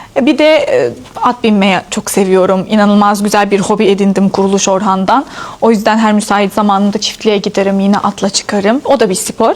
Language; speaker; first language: Turkish; non-native, fluent; Arabic